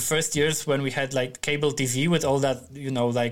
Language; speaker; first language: English; non-native, fluent; Polish